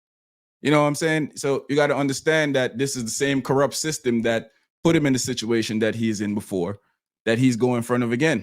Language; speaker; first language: English; native; English